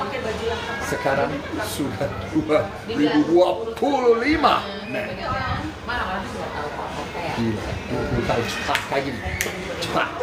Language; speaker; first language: Indonesian; non-native, fluent; English